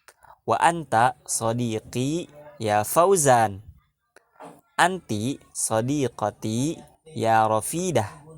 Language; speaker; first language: Arabic; non-native, learner; Indonesian